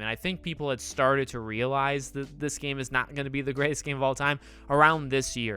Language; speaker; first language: English; native; English